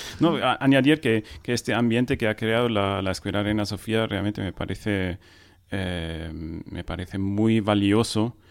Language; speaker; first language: Spanish; non-native, fluent; German